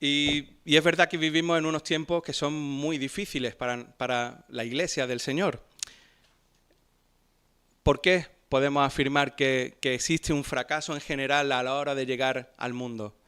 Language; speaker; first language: Spanish; native; Spanish